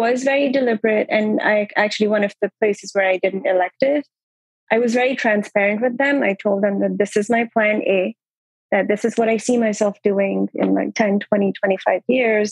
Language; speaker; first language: English; non-native, local second language; Urdu